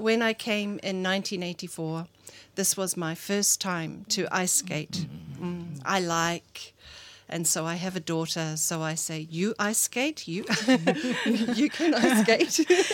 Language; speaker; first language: English; native; English